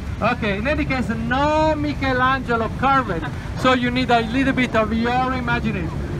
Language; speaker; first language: English; non-native, fluent; Italian